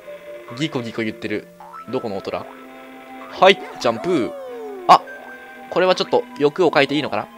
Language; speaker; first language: Japanese; native; Japanese